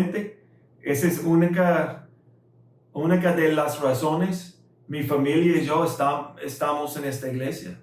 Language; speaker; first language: Spanish; non-native, fluent; English